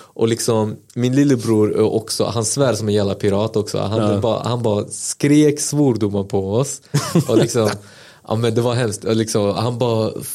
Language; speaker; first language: Swedish; early bilingual, other home language; Spanish